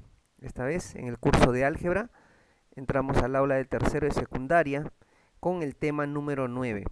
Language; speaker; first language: Spanish; native; Spanish